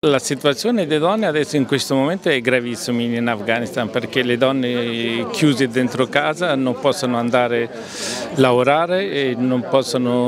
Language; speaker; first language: Italian; non-native, fluent; Persian